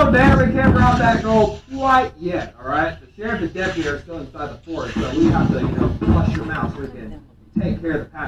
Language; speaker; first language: English; native; English